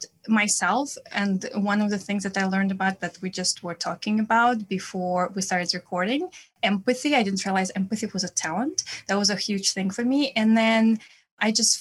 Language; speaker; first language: English; non-native, fluent; Russian